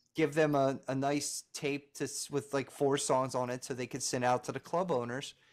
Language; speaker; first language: English; native; English